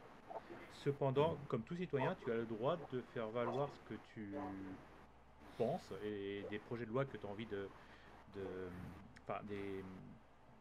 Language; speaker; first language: French; native; French